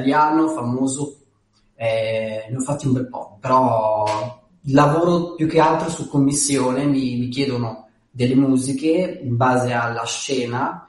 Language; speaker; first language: English; non-native, learner; Italian